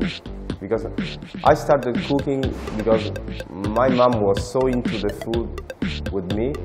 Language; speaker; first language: English; non-native, fluent; Italian